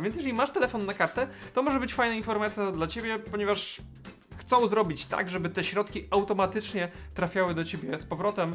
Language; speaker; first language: Polish; native; Polish